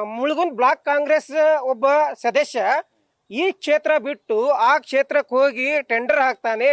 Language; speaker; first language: Kannada; non-native, local second language; Lambadi